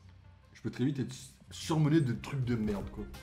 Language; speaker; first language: French; native; French